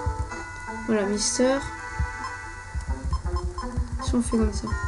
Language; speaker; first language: French; native; French